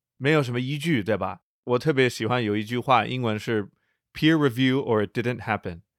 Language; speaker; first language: Chinese; non-native, fluent; English